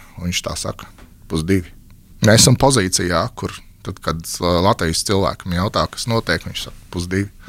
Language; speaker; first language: Latvian; native; Latvian